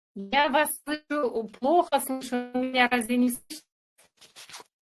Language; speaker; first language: Russian; non-native, local second language; Kazakh